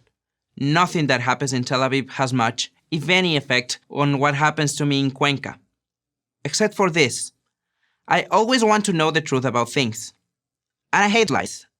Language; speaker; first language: English; non-native, fluent; Spanish